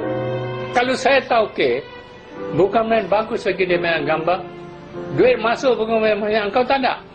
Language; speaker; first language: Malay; non-native, local second language; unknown